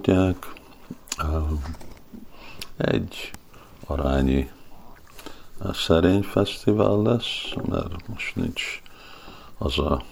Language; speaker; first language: Hungarian; early bilingual, heritage; Hungarian